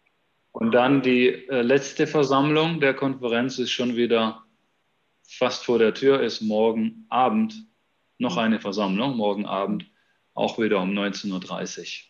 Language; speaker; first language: German; native; German